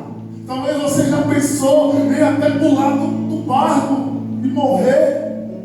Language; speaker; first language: Portuguese; native; Portuguese